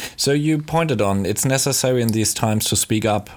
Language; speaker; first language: English; non-native, fluent; German